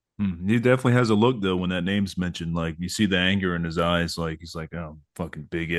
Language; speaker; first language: English; native; English